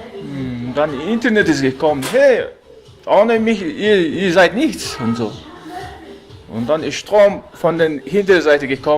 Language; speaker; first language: German; non-native, learner; Mongolian